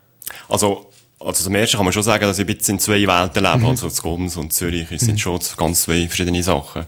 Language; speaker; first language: German; native; German